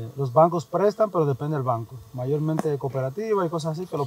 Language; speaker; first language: Spanish; native; Spanish